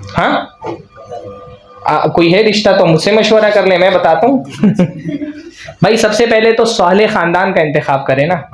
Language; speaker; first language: Urdu; native; Urdu